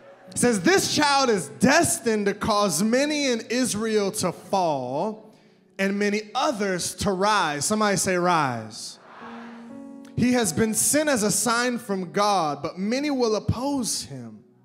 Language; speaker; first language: English; native; English